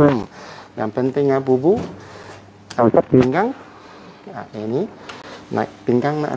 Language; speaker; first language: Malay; non-native, local second language; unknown